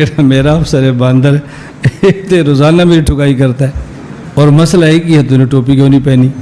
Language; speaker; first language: Urdu; non-native, local second language; Punjabi